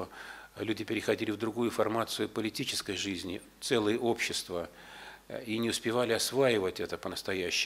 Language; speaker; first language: Russian; native; Russian